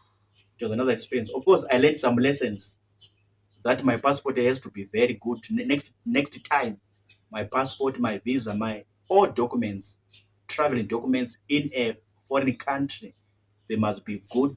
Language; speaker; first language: English; non-native, local second language; Shona